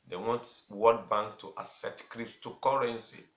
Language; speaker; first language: English; non-native, local second language; Yoruba